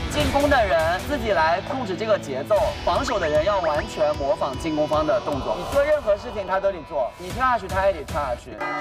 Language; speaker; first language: Chinese; native; Chinese